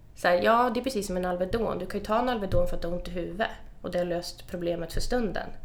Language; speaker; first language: Swedish; native; Swedish